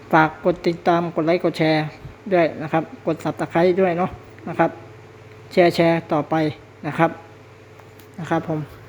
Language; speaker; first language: Thai; native; Thai